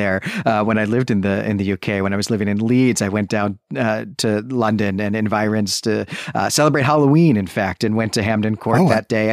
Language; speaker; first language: English; native; English